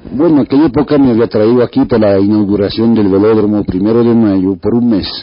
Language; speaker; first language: Spanish; non-native, fluent; French